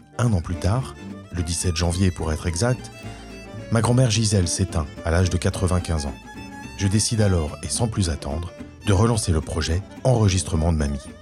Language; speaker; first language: French; native; French